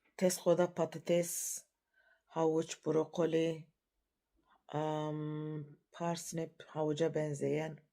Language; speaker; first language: Turkish; native; Turkish